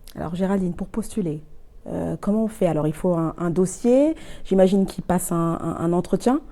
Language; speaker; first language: French; native; French